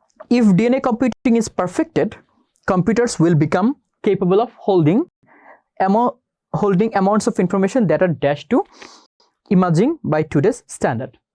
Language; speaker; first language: English; non-native, local second language; Bangla